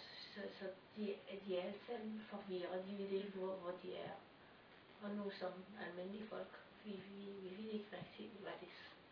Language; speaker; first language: Danish; non-native, learner; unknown